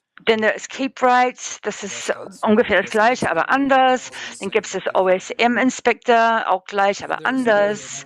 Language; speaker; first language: German; non-native, learner; English